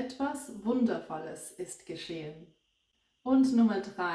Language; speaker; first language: German; non-native, fluent; English